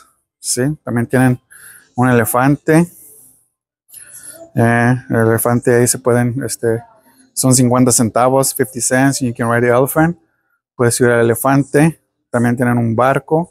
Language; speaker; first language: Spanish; early bilingual, heritage; Spanish